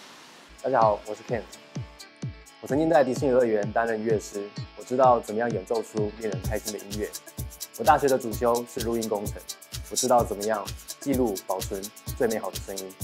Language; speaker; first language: Chinese; native; Chinese